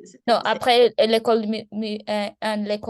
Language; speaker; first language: French; non-native, learner; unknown